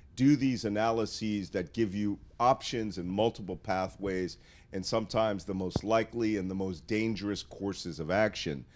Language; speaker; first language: English; native; English